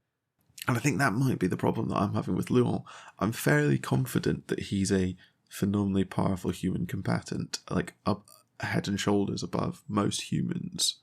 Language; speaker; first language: English; native; English